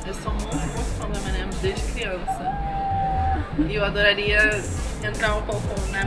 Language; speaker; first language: Portuguese; native; Portuguese